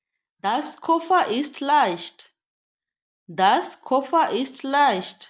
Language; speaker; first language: German; non-native, learner; Urdu